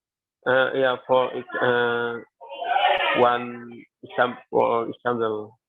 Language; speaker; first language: English; non-native, learner; Chinese